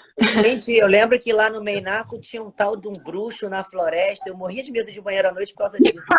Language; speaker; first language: Portuguese; native; Portuguese